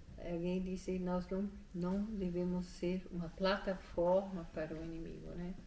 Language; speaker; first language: Portuguese; non-native, fluent; German